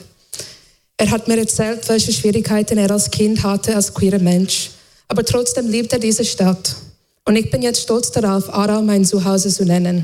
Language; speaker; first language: German; non-native, fluent; English